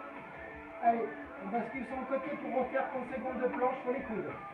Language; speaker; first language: French; native; French